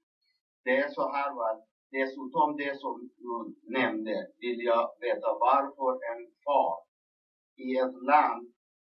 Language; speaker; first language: Swedish; non-native, local second language; Persian